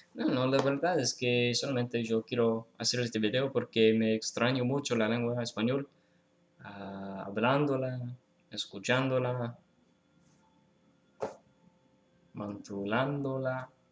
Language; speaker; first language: Spanish; non-native, fluent; English